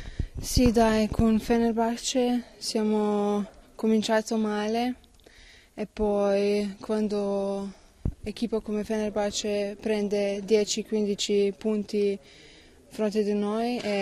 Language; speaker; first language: Italian; non-native, learner; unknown